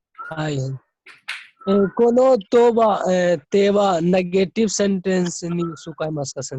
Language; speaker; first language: Japanese; non-native, learner; Hindi